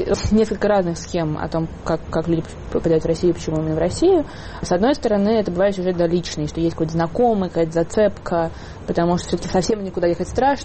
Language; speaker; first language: Russian; native; Russian